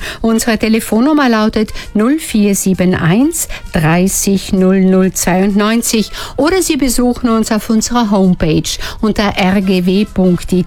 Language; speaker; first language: German; native; German